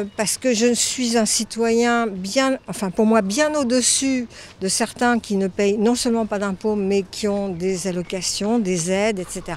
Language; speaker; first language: French; native; French